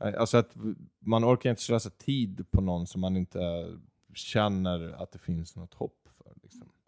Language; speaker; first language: Swedish; early bilingual, other home language; Serbian